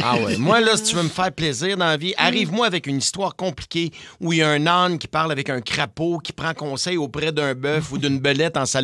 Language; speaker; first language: French; native; French